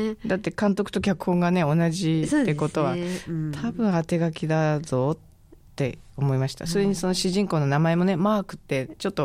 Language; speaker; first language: Japanese; native; Japanese